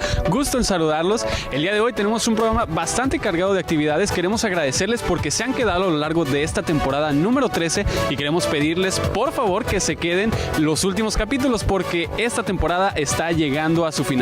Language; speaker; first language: Spanish; native; Spanish